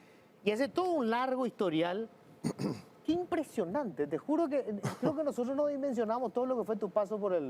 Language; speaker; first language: Spanish; native; Spanish